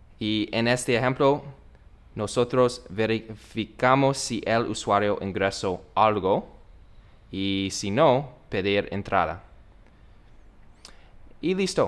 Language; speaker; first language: Spanish; non-native, learner; English